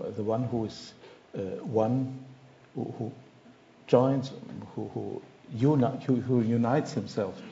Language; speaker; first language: English; non-native, fluent; German